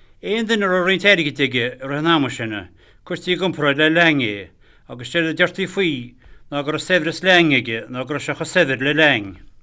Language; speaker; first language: Irish; native; Irish